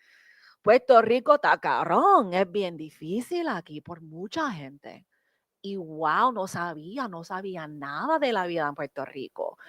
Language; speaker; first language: Spanish; early bilingual, heritage; English